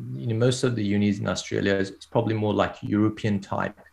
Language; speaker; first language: English; non-native, fluent; Persian